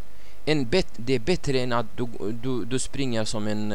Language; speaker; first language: Swedish; non-native, fluent; Arabic